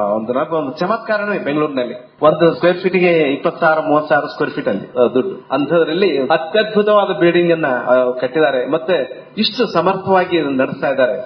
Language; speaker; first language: Kannada; native; Kannada